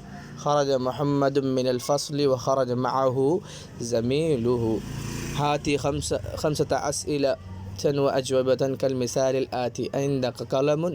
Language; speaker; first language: Arabic; non-native, fluent; Urdu